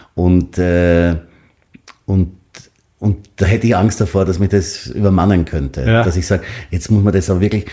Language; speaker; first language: German; native; German